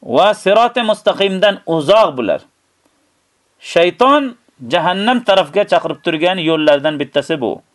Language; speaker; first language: Uzbek; native; Uzbek